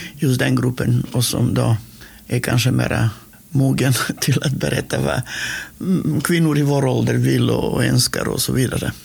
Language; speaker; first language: Swedish; non-native, fluent; Macedonian